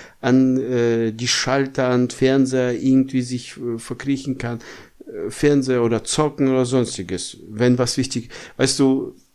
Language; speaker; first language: German; non-native, fluent; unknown